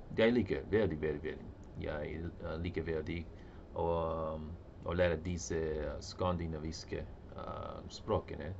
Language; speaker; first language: Norwegian; non-native, learner; English